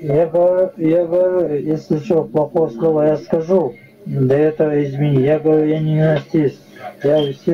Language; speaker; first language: Russian; non-native, learner; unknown